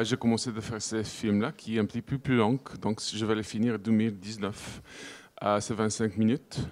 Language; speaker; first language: French; non-native, fluent; Bulgarian